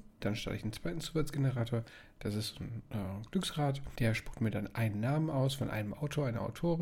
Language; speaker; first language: German; native; German